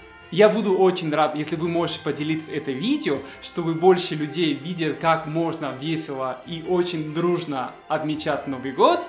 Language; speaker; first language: Russian; non-native, fluent; Spanish